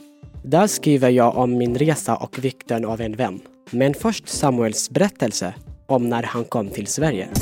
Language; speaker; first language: Swedish; non-native, fluent; Tigrinya